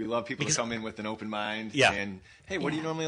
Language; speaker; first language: English; native; English